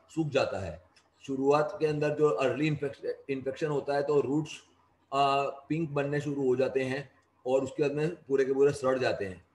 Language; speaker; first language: Hindi; non-native, local second language; Gujarati